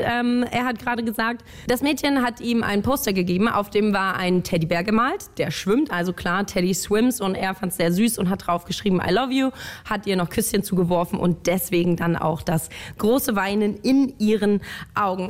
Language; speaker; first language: German; native; German